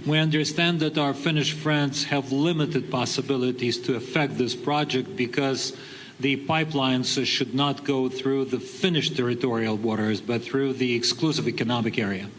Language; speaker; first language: English; non-native, fluent; Ukrainian